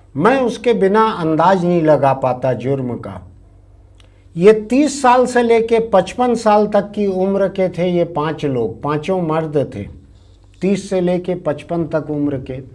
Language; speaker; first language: Hindi; native; Hindi